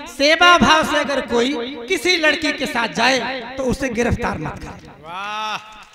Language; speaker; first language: Hindi; native; Hindi